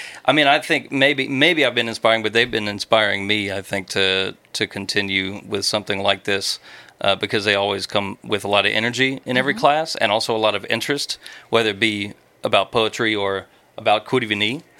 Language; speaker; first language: English; native; English